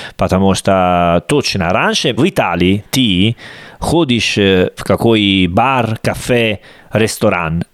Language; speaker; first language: Russian; non-native, learner; Italian